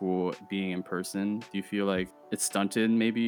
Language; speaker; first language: English; early bilingual, other home language; Chinese